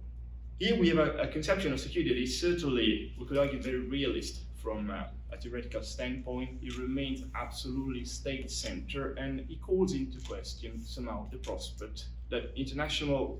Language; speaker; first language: English; non-native, fluent; Italian